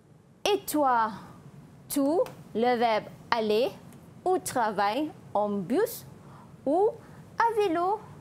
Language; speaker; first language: French; non-native, fluent; Malay